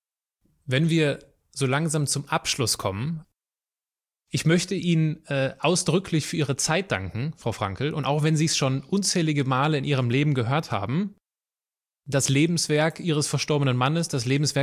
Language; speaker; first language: German; native; German